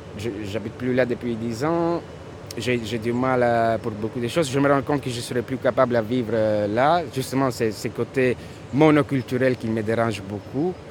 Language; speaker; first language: French; non-native, fluent; Italian